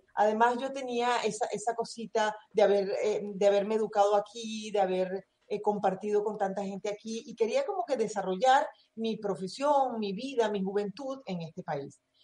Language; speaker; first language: Spanish; native; Spanish